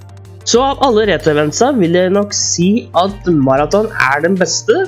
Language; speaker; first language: Norwegian; native; Norwegian